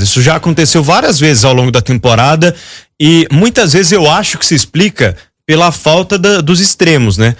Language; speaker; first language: Portuguese; native; Portuguese